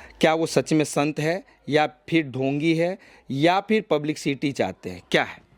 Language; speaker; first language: Hindi; native; Hindi